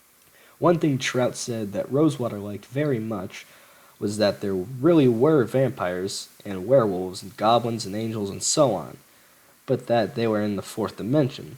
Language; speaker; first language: English; native; English